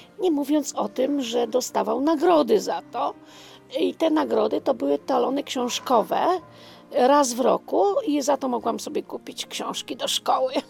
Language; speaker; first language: Polish; native; Polish